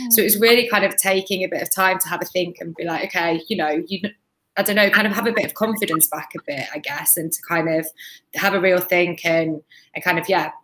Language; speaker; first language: English; native; English